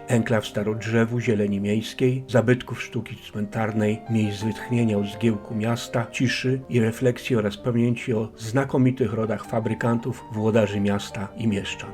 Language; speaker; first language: Polish; native; Polish